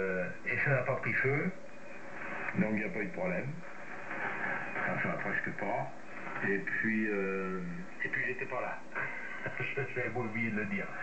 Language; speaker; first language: French; native; French